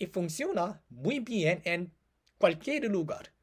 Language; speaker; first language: Spanish; non-native, learner; Korean